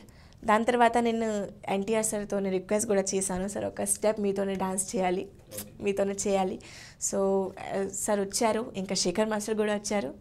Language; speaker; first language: Telugu; non-native, learner; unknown